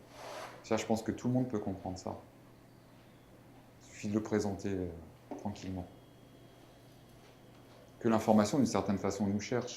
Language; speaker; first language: French; native; French